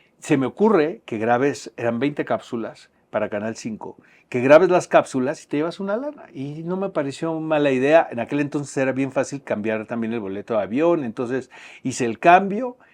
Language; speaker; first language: Spanish; native; Spanish